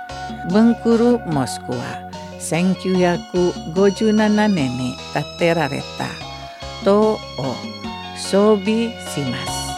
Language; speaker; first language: Japanese; non-native, learner; Indonesian